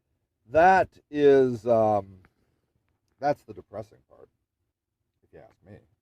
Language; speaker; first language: English; native; English